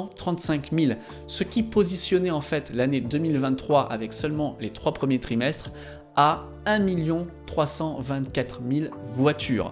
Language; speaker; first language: French; native; French